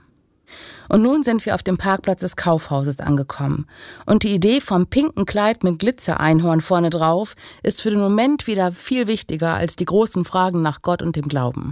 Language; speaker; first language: German; native; German